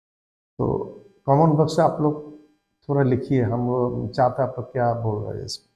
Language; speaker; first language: Hindi; non-native, learner; Bangla